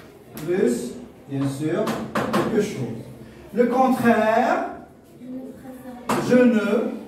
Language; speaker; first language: French; non-native, local second language; Arabic